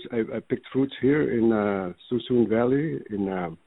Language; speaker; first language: English; early bilingual, other home language; Filipino